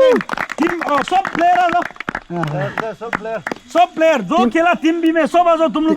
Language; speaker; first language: Hindi; non-native, local second language; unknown